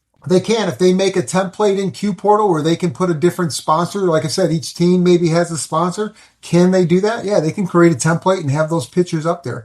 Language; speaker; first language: English; native; English